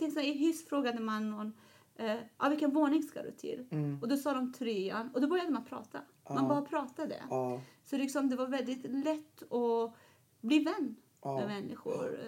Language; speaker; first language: Swedish; non-native, fluent; Persian